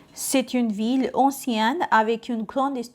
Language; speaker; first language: French; non-native, fluent; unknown